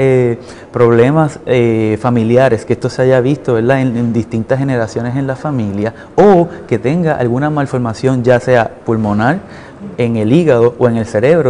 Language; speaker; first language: Spanish; native; Spanish